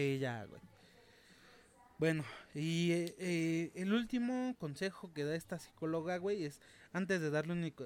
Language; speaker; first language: Spanish; native; Spanish